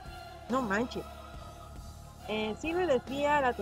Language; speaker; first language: Spanish; native; Spanish